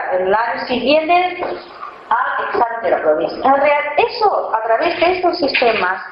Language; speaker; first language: Spanish; non-native, fluent; Chinese